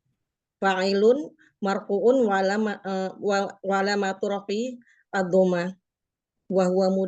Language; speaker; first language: Arabic; non-native, learner; Indonesian